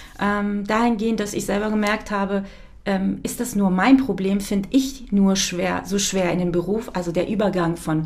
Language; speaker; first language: German; early bilingual, other home language; Kurdish